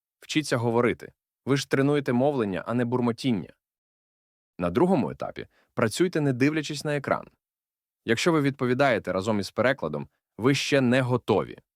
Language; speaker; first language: Ukrainian; native; Ukrainian